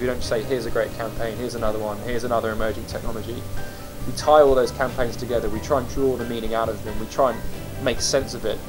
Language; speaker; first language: English; native; English